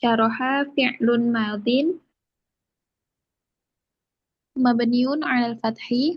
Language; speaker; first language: Arabic; non-native, learner; Indonesian